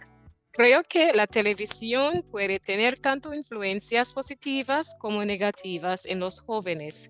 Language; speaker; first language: Spanish; non-native, fluent; English